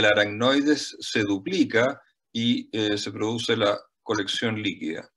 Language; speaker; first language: Spanish; native; Spanish